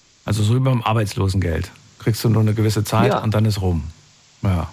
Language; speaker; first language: German; native; German